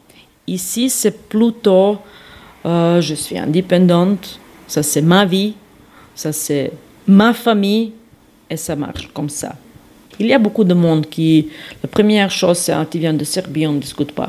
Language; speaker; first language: French; non-native, fluent; Serbian